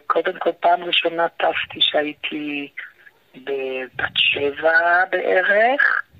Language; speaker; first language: Hebrew; native; Hebrew